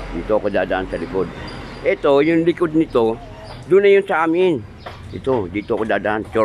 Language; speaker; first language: Filipino; non-native, local second language; Waray